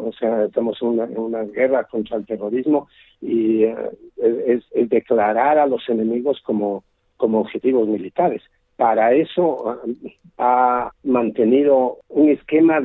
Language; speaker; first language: Spanish; native; Spanish